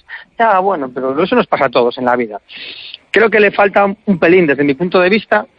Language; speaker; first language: Spanish; native; Spanish